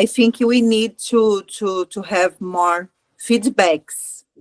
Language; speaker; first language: English; non-native, learner; Portuguese